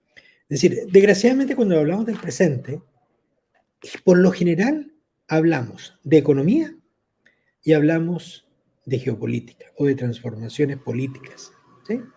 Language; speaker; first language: Spanish; native; Spanish